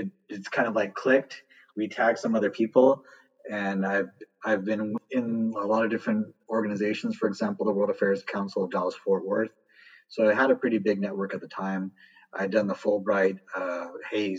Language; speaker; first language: English; native; English